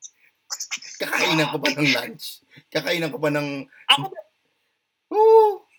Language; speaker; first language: Filipino; non-native, local second language; Hiligaynon